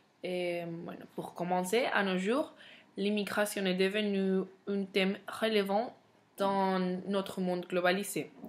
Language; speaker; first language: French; non-native, fluent; Spanish